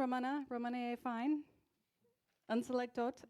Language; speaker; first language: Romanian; early bilingual, heritage; English